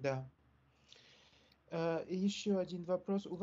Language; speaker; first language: Russian; non-native, learner; French